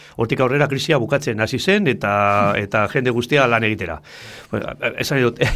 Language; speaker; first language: Basque; non-native, local second language; Spanish